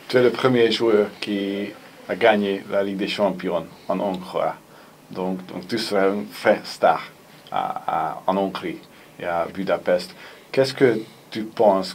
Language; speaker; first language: French; non-native, fluent; Hungarian